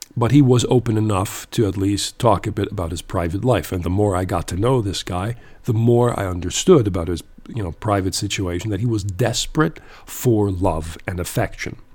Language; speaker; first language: English; non-native, fluent; German